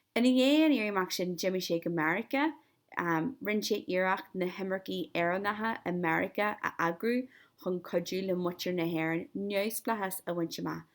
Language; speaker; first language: Irish; native; Irish